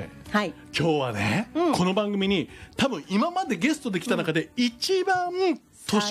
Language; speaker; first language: Japanese; native; Japanese